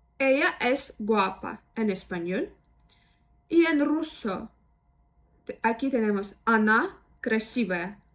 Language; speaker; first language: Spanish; non-native, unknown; Russian